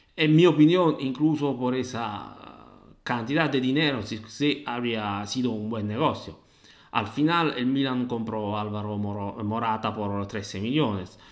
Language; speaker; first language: Spanish; non-native, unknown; Italian